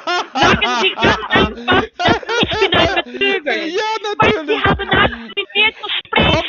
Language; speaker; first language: German; non-native, learner; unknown